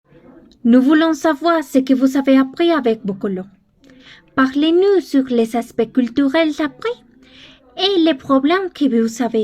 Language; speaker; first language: French; non-native, learner; Spanish